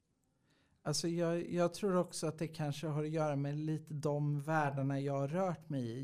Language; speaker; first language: Swedish; native; Swedish